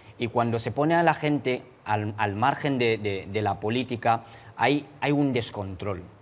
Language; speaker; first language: Spanish; non-native, fluent; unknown